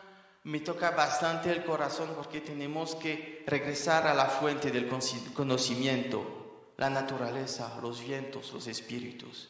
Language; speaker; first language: Spanish; non-native, fluent; French